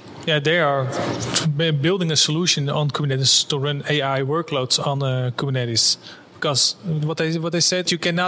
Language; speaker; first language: English; non-native, fluent; Dutch